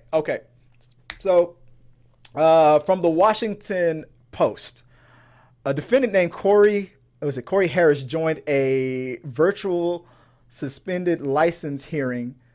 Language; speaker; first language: English; native; English